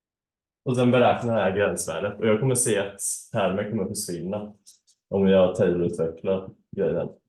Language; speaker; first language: Swedish; native; Swedish